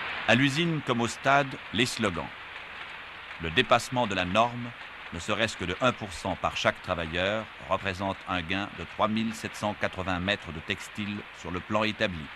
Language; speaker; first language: French; native; French